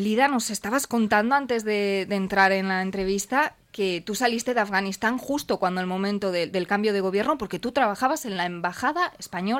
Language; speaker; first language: Spanish; native; Spanish